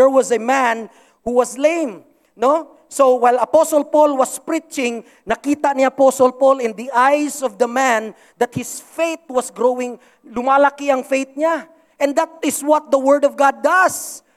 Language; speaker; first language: English; non-native, local second language; Cebuano